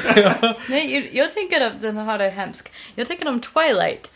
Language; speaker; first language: Swedish; non-native, learner; English